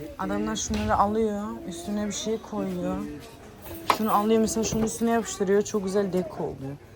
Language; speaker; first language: Turkish; early bilingual, heritage; Turkish